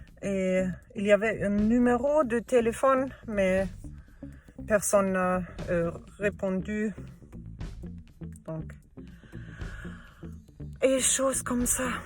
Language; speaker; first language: French; non-native, learner; German